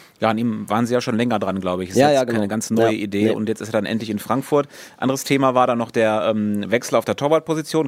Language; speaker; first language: German; native; German